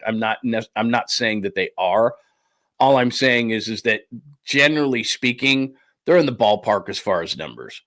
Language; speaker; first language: English; native; English